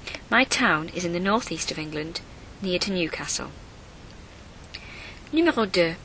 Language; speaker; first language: English; native; English